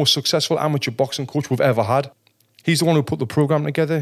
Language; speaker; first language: English; native; English